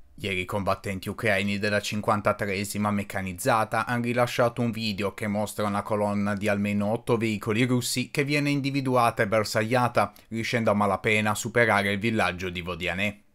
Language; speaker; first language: Italian; native; Italian